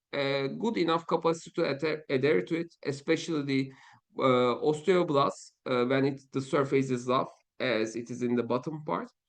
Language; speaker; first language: English; non-native, fluent; Turkish